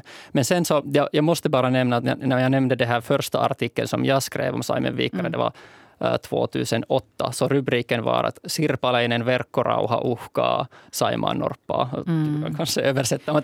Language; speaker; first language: Swedish; native; Swedish